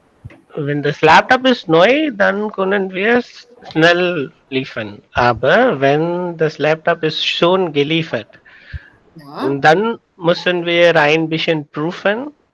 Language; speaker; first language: German; non-native, learner; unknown